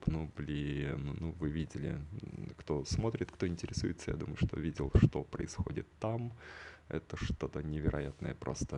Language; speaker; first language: Russian; native; Russian